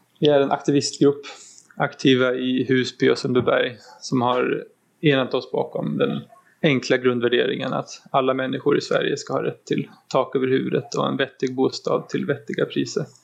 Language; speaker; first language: Swedish; native; Swedish